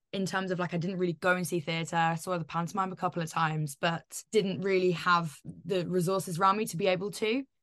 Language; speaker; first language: English; native; English